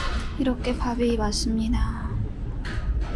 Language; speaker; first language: Korean; non-native, fluent; Turkmen